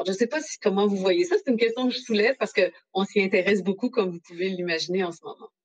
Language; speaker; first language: French; native; French